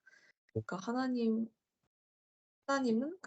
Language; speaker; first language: Korean; native; Korean